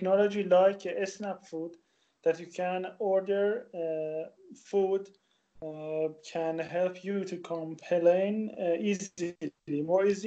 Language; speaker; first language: English; non-native, learner; Persian